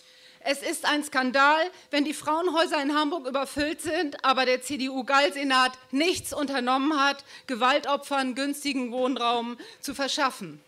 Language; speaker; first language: German; native; German